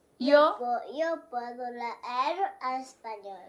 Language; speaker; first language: Spanish; non-native, learner; Korean